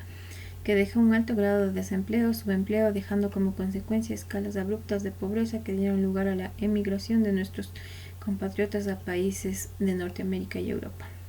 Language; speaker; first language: Spanish; native; Spanish